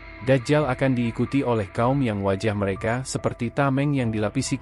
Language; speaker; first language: Indonesian; native; Indonesian